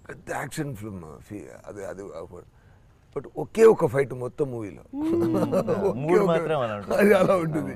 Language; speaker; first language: Telugu; non-native, learner; Tamil